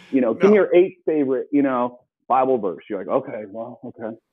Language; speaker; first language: English; native; English